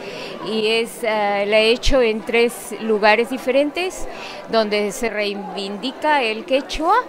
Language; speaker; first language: Spanish; non-native, fluent; Quechua